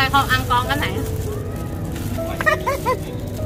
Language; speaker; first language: Vietnamese; early bilingual, heritage; Vietnamese